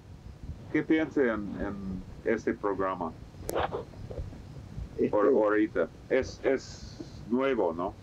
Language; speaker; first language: Spanish; non-native, learner; English